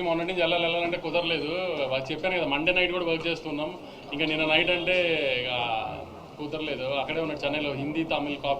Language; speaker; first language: Telugu; native; Telugu